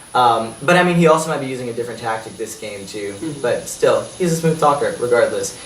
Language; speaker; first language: English; native; English